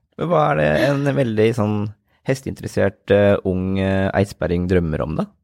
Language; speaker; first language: Norwegian; native; Norwegian